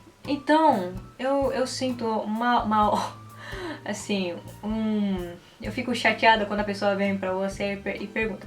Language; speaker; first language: Portuguese; early bilingual, heritage; Portuguese